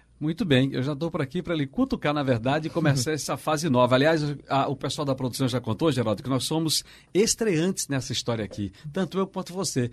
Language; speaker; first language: Portuguese; native; Portuguese